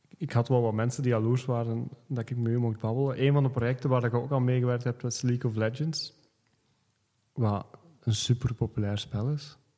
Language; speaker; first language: Dutch; native; Dutch